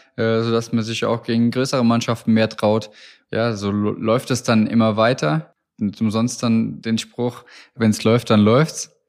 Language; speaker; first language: German; native; German